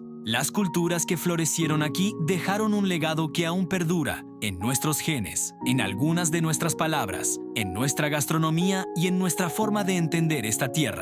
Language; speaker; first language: Spanish; native; Spanish